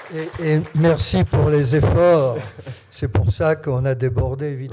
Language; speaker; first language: French; native; French